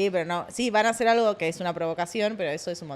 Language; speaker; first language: Spanish; native; Spanish